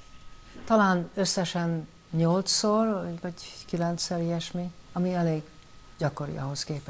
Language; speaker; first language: Hungarian; early bilingual, heritage; Hungarian